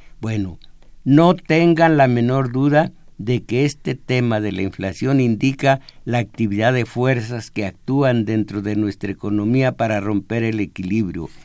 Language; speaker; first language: Spanish; native; Spanish